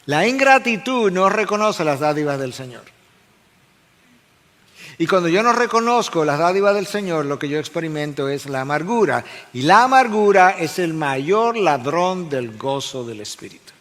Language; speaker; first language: Spanish; native; Spanish